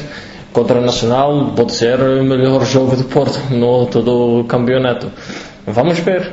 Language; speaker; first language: Portuguese; non-native, learner; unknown